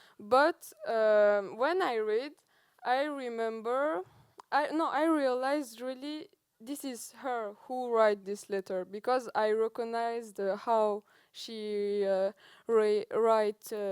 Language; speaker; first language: English; non-native, learner; Persian